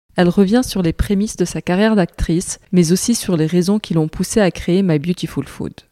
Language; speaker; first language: French; native; French